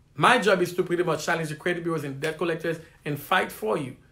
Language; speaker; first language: English; non-native, fluent; Haitian Creole